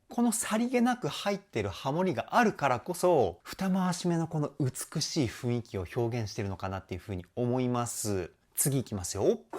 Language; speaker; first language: Japanese; native; Japanese